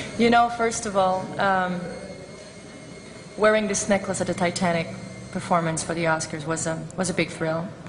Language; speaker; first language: English; non-native, fluent; French